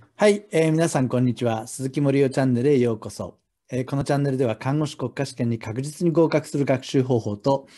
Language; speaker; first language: Japanese; native; Japanese